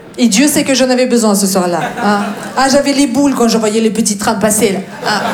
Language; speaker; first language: French; non-native, fluent; Russian